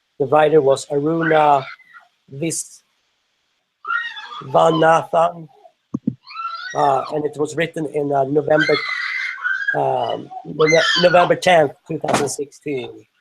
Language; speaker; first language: English; non-native, fluent; Swedish